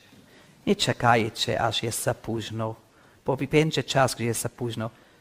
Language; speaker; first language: Polish; non-native, learner; English